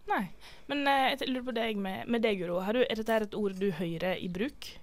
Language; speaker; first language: Norwegian; native; Norwegian